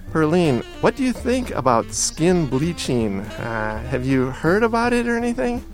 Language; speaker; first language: English; native; English